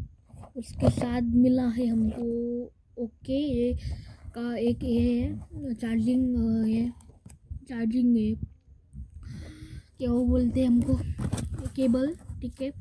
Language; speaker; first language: Hindi; native; Hindi